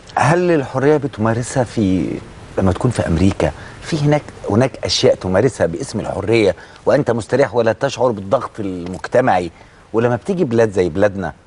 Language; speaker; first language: Arabic; native; Arabic